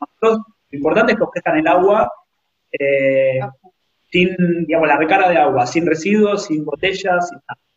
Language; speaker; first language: Spanish; native; Spanish